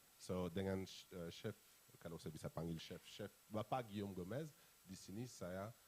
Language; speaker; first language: Indonesian; non-native, fluent; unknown